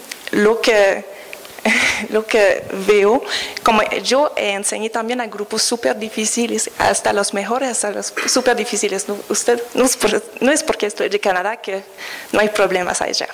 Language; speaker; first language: Spanish; non-native, fluent; French